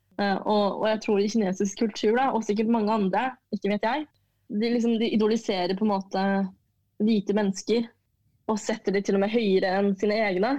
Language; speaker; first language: Norwegian; early bilingual, other home language; Chinese